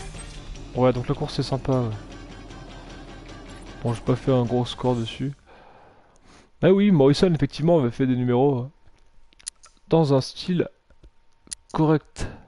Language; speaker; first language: French; native; French